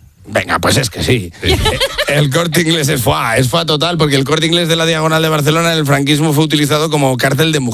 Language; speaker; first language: Spanish; native; Spanish